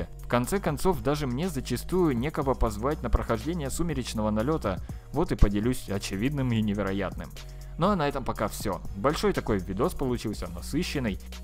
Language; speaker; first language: Russian; native; Russian